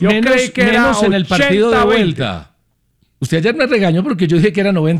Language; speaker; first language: Spanish; native; Spanish